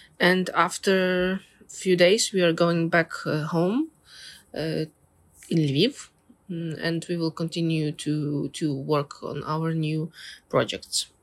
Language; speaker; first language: English; non-native, fluent; Ukrainian